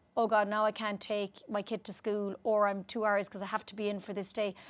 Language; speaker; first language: English; native; English